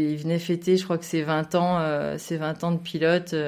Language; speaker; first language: French; native; French